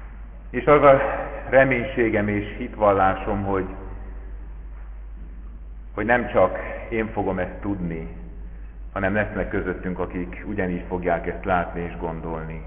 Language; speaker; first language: Hungarian; native; Hungarian